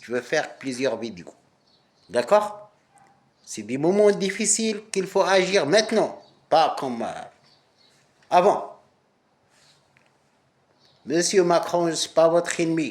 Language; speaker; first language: French; non-native, local second language; Arabic